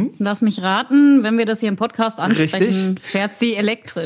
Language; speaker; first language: German; native; German